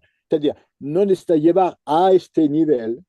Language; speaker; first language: Spanish; non-native, fluent; French